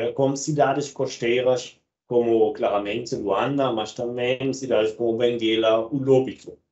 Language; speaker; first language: Portuguese; non-native, fluent; German